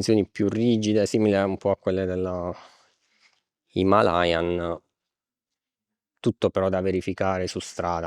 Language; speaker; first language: Italian; native; Italian